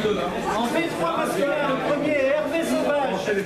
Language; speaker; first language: French; native; French